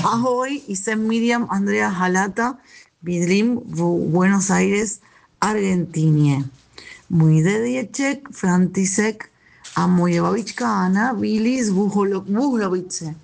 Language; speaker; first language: Czech; early bilingual, heritage; Spanish